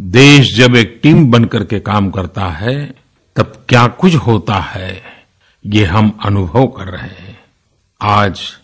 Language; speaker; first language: Hindi; non-native, local second language; Gujarati